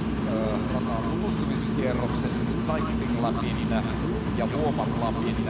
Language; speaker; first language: Finnish; native; Finnish